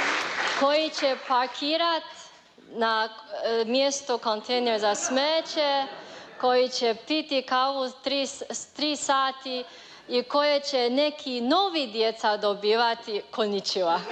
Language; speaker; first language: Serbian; non-native, learner; Chinese